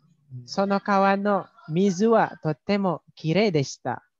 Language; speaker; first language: Japanese; non-native, learner; Indonesian